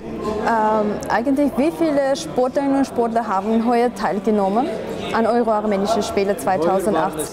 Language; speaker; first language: German; non-native, fluent; Armenian